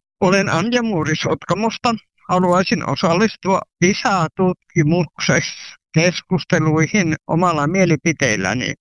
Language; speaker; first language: Finnish; native; Finnish